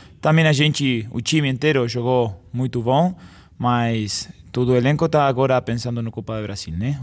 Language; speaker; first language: Portuguese; non-native, fluent; Spanish